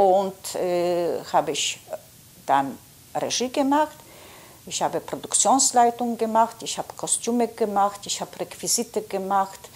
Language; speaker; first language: German; non-native, fluent; Polish